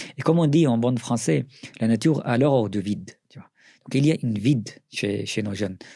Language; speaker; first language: French; non-native, fluent; Arabic